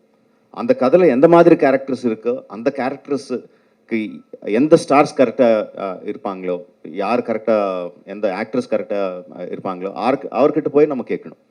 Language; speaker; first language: Tamil; non-native, local second language; Telugu